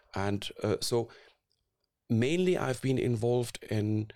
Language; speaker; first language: English; non-native, fluent; Arabic